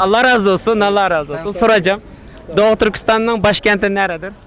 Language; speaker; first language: Turkish; non-native, fluent; Uyghur